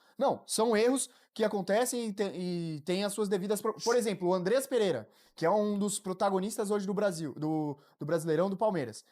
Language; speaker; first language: Portuguese; native; Portuguese